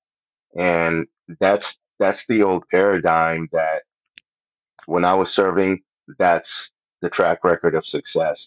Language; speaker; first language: English; non-native, fluent; Spanish